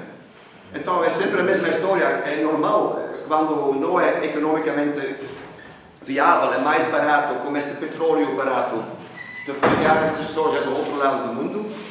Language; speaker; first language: Portuguese; non-native, fluent; Dutch